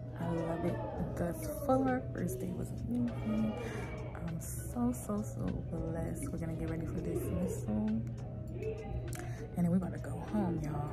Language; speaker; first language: English; native; English